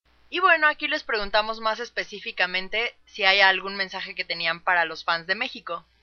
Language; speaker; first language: Spanish; native; Spanish